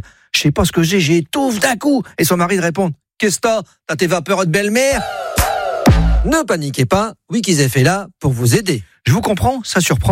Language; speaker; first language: French; native; French